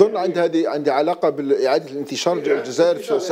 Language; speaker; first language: Arabic; native; Arabic